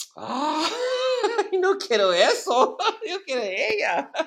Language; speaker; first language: Spanish; non-native, learner; English